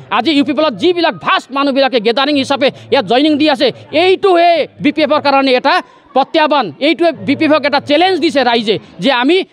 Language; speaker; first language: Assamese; non-native, local second language; Nepali